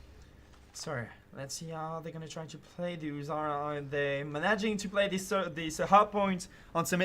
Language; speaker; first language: English; non-native, fluent; French